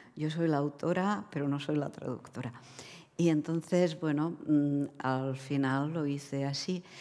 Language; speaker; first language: Spanish; non-native, fluent; Czech